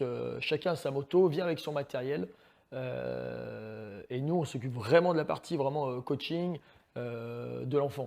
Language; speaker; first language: French; native; French